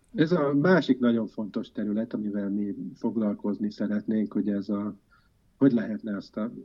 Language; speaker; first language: Hungarian; native; Hungarian